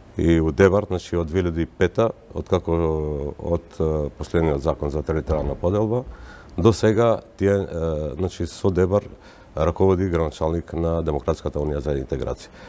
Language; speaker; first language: Macedonian; non-native, local second language; Albanian